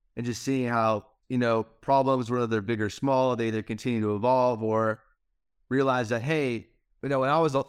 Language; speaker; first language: English; native; English